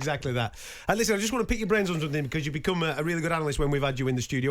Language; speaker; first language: English; native; English